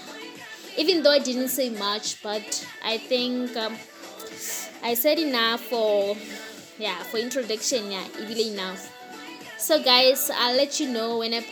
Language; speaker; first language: English; non-native, local second language; Northern Sotho